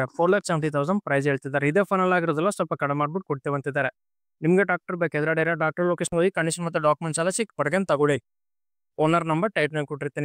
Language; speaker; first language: Kannada; native; Kannada